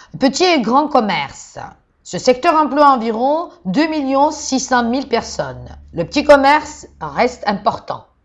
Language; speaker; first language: French; non-native, fluent; Georgian